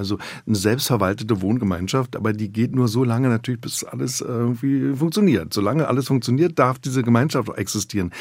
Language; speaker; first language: German; native; German